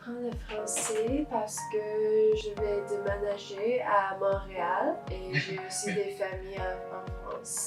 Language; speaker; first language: French; non-native, learner; English